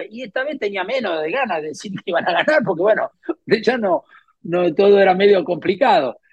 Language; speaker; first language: Spanish; native; Spanish